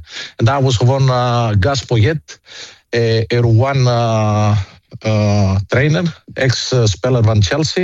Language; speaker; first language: Dutch; non-native, fluent; Greek